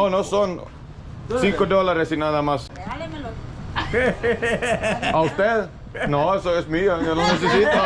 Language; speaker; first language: Spanish; non-native, learner; Finnish